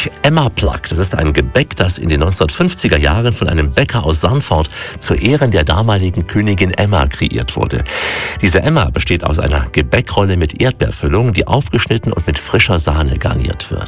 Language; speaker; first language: German; native; German